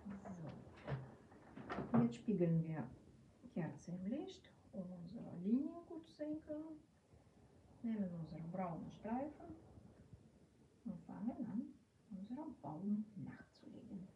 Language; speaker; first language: German; non-native, fluent; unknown